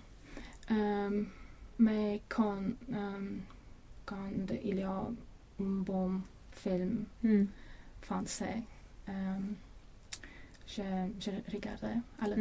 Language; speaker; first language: French; non-native, learner; Latvian